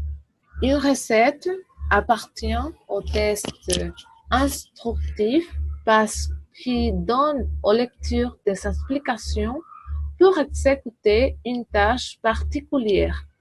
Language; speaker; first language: French; non-native, learner; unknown